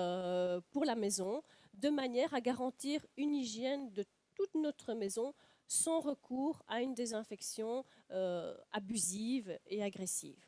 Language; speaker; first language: French; native; French